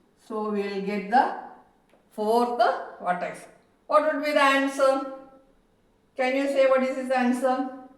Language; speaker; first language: English; non-native, local second language; Malayalam